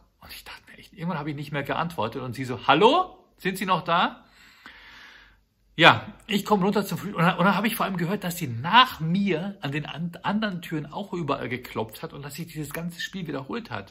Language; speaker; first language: German; native; German